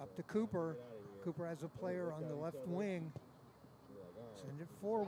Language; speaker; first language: English; native; English